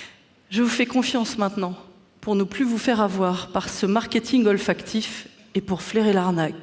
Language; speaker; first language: French; native; French